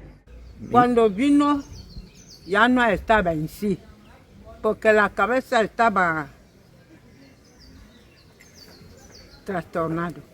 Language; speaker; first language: Spanish; non-native, learner; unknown